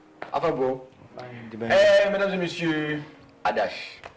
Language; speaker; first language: French; non-native, learner; English